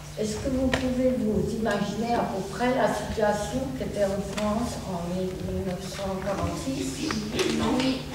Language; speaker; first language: French; non-native, fluent; Czech